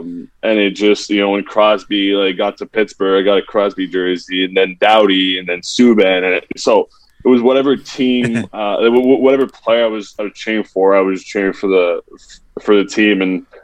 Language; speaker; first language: English; non-native, fluent; French